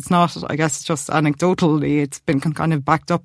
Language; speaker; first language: English; native; English